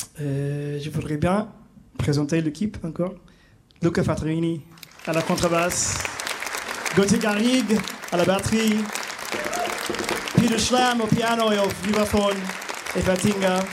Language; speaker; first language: French; non-native, learner; English